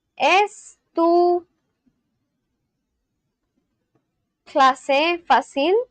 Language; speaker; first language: Spanish; non-native, learner; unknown